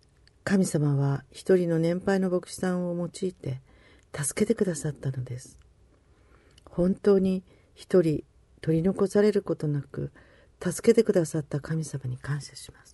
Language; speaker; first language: Japanese; native; Japanese